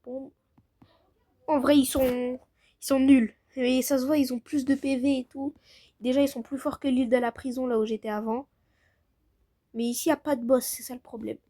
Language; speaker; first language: French; native; French